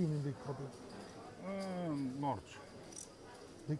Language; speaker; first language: English; non-native, learner; Russian